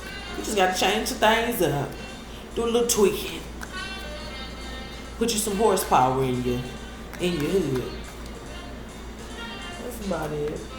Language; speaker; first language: English; native; English